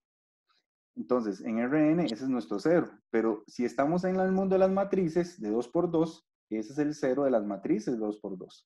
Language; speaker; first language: Spanish; native; Spanish